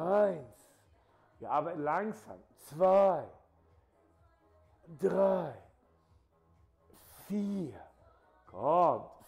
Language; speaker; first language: German; native; German